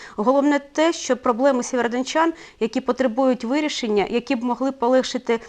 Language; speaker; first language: Ukrainian; non-native, local second language; Russian